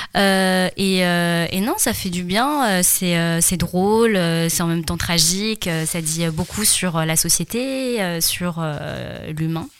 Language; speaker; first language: French; early bilingual, other home language; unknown